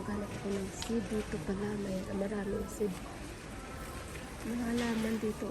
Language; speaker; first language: Filipino; native; Filipino